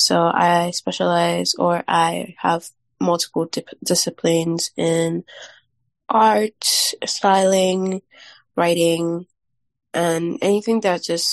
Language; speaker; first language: English; non-native, local second language; Yoruba